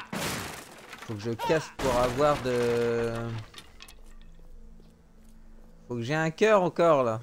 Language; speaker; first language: French; native; French